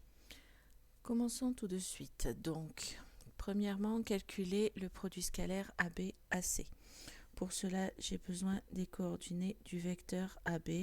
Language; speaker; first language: French; native; French